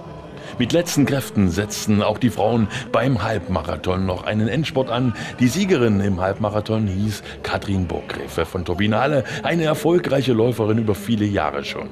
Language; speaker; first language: German; native; German